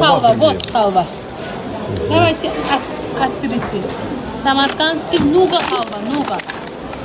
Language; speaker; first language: Russian; non-native, learner; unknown